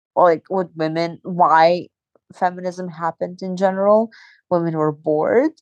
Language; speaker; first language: English; non-native, fluent; Azerbaijani